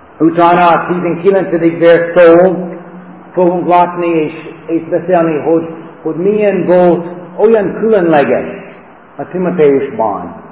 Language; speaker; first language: Hungarian; non-native, fluent; English